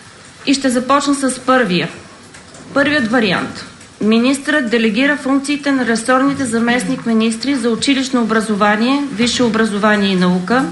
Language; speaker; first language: Bulgarian; native; Bulgarian